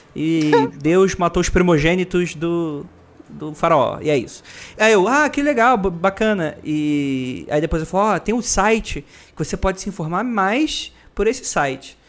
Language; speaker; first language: Portuguese; native; Portuguese